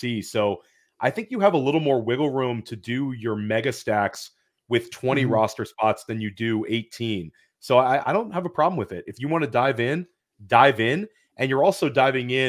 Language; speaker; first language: English; native; English